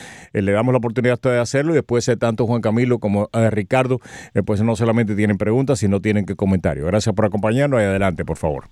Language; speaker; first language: Spanish; native; Spanish